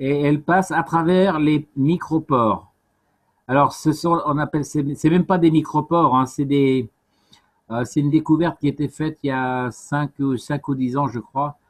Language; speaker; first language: French; native; French